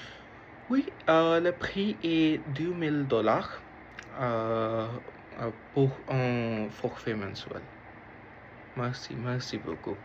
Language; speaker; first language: French; non-native, learner; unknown